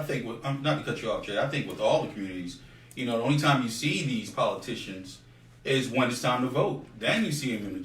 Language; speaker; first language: English; native; English